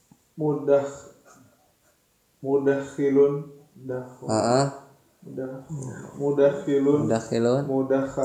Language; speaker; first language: Arabic; non-native, learner; Indonesian